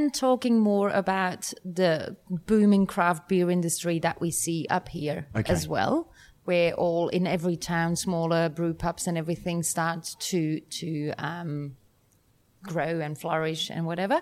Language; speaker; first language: English; non-native, fluent; Dutch